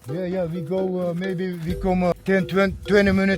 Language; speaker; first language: English; non-native, learner; Turkish